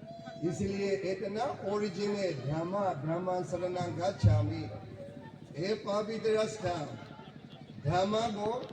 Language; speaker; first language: Hindi; non-native, fluent; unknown